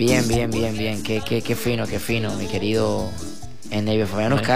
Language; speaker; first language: Spanish; native; Spanish